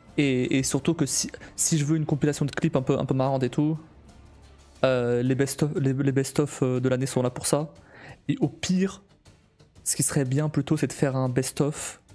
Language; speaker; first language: French; native; French